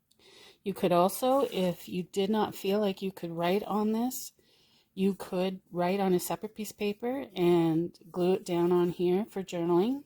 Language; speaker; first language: English; native; English